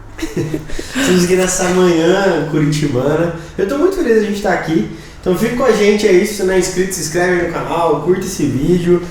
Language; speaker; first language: Portuguese; native; Portuguese